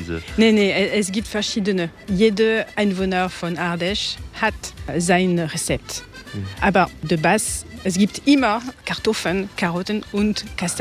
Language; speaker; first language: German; non-native, learner; French